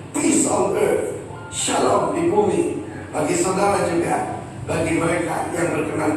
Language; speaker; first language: Indonesian; native; Indonesian